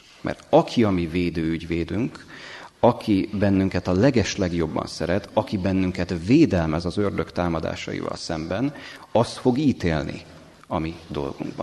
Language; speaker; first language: Hungarian; native; Hungarian